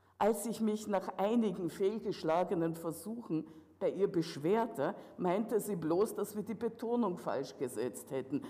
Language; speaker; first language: German; early bilingual, other home language; Russian